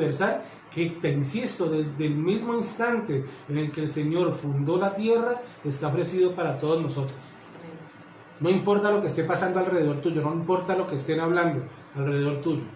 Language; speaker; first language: Spanish; native; Spanish